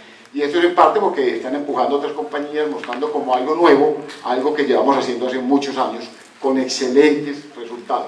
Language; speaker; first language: Spanish; native; Spanish